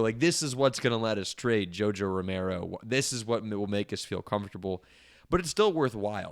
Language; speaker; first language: English; native; English